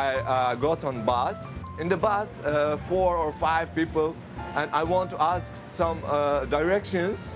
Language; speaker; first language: English; non-native, learner; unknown